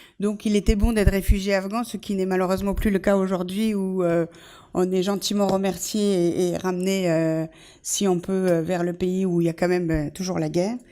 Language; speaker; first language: French; early bilingual, other home language; Persian